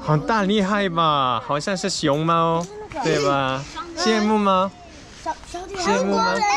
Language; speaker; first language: Chinese; non-native, fluent; Korean